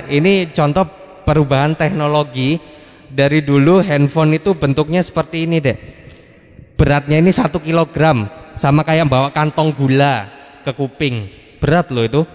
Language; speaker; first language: Indonesian; native; Indonesian